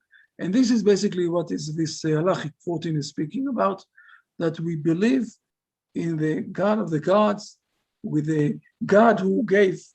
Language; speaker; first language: English; non-native, fluent; Hebrew